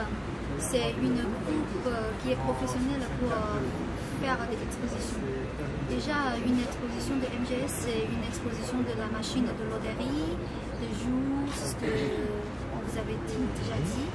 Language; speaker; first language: French; non-native, fluent; Chinese